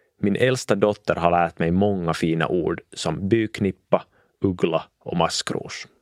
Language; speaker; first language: Swedish; non-native, local second language; Finnish